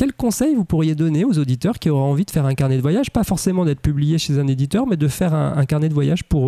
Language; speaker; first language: French; native; French